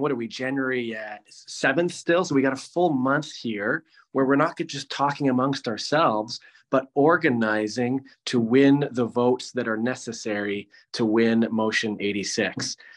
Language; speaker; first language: English; native; English